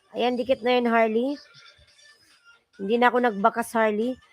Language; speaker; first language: Filipino; non-native, local second language; Bikol